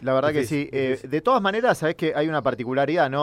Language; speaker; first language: Spanish; native; Spanish